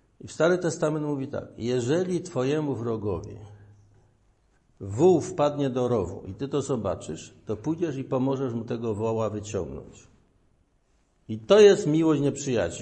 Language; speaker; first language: Polish; native; Polish